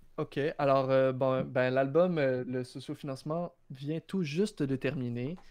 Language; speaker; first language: French; native; French